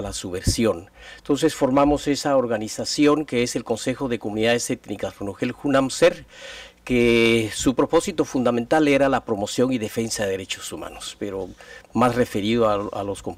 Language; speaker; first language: Spanish; native; Spanish